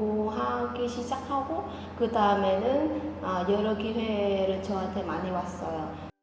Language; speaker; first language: Korean; non-native, fluent; Vietnamese